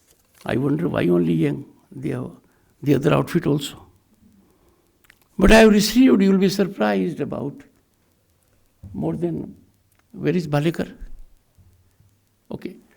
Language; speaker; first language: English; non-native, local second language; Hindi